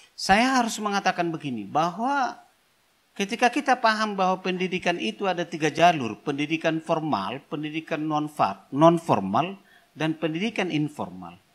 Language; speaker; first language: Indonesian; non-native, local second language; Batak Toba